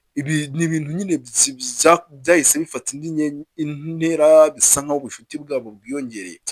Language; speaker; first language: Kinyarwanda; native; Kinyarwanda